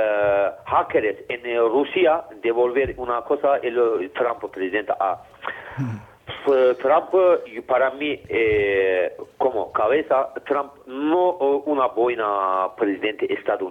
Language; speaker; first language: Spanish; non-native, learner; Azerbaijani